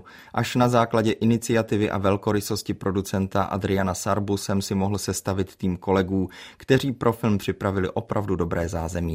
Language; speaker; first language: Czech; native; Czech